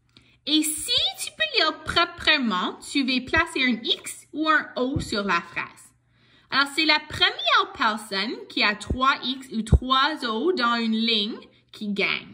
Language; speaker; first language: French; non-native, local second language; English